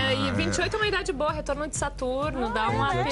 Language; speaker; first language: Portuguese; native; Portuguese